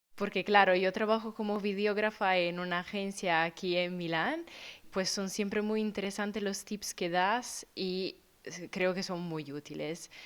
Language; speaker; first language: Spanish; non-native, fluent; Italian